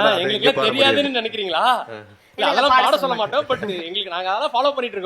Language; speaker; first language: Tamil; native; Tamil